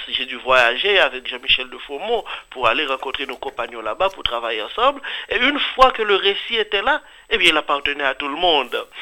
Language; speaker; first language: French; non-native, local second language; Haitian Creole